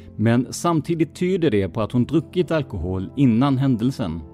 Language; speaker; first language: Swedish; native; Swedish